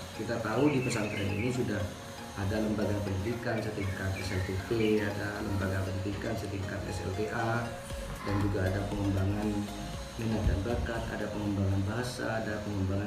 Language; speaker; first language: Indonesian; non-native, local second language; Madurese